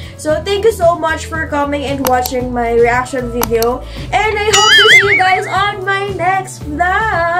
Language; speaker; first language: English; non-native, local second language; Filipino